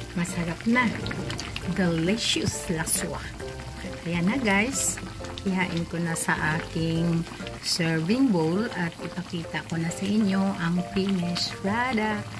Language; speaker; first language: Filipino; non-native, local second language; Hiligaynon